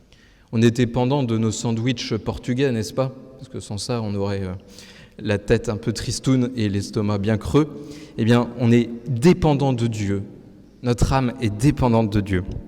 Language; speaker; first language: French; native; French